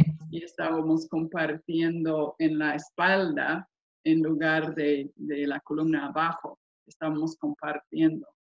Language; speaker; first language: Spanish; non-native, fluent; English